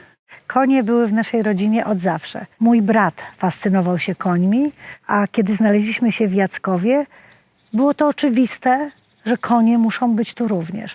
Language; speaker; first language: Polish; native; Polish